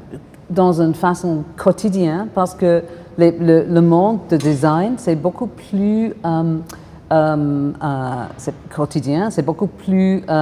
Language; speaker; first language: French; non-native, fluent; English